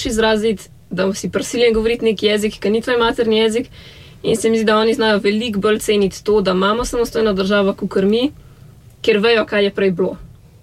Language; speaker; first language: Slovenian; native; Slovenian